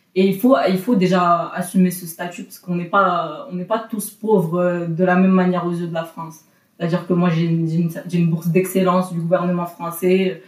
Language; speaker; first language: French; non-native, local second language; Arabic